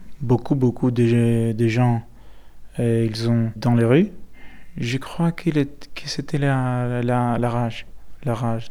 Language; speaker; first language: French; non-native, learner; Greek